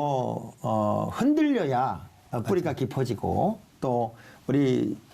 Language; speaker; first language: Korean; native; Korean